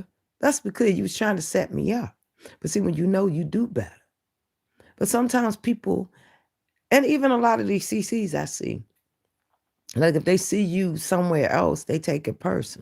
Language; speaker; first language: English; native; English